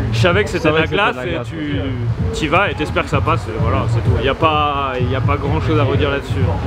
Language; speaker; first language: French; native; French